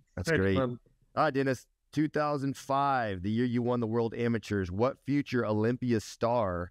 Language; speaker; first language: English; native; English